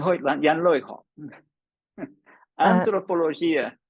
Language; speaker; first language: Japanese; non-native, fluent; English